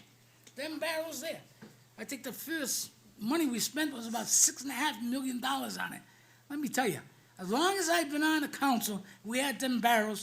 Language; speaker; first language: English; native; English